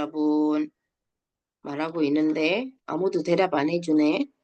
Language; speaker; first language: Korean; non-native, fluent; Indonesian